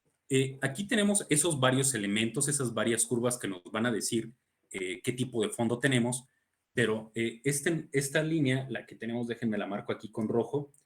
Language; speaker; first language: Spanish; native; Spanish